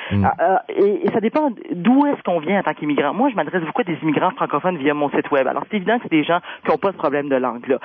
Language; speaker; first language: French; native; French